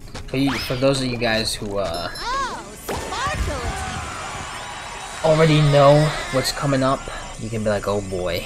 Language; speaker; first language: English; native; English